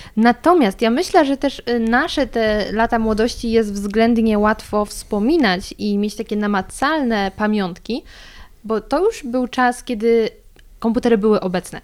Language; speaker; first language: Polish; native; Polish